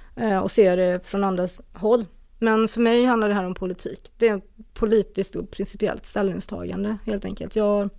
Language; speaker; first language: Swedish; native; Swedish